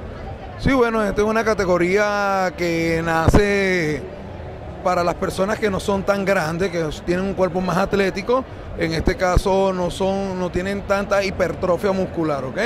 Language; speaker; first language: Spanish; native; Spanish